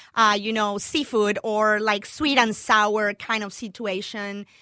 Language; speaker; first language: English; non-native, fluent; Spanish